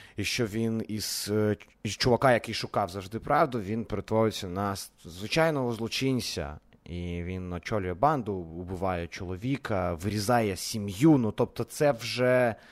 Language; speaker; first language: Ukrainian; native; Ukrainian